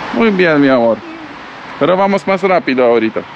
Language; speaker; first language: Spanish; non-native, fluent; Polish